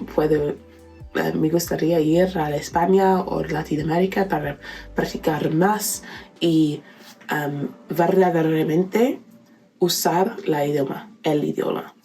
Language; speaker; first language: Spanish; non-native, learner; English